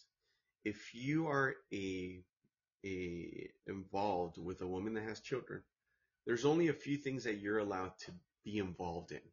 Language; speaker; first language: English; native; English